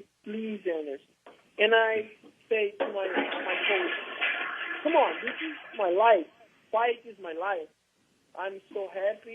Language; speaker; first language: English; non-native, learner; Portuguese